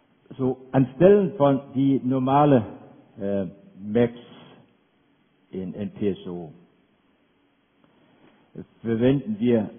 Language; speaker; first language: German; non-native, fluent; Danish